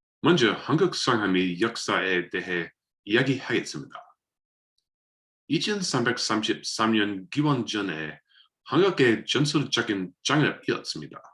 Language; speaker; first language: Korean; non-native, learner; English